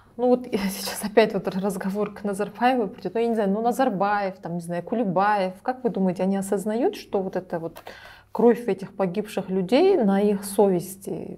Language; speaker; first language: Russian; non-native, local second language; Kazakh